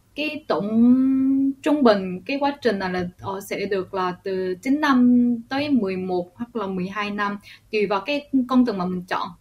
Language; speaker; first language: Vietnamese; early bilingual, other home language; Korean